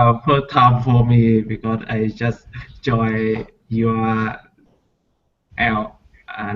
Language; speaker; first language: English; non-native, learner; Thai